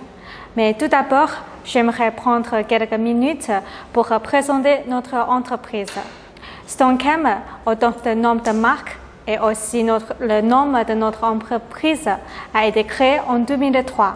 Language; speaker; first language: French; non-native, learner; Chinese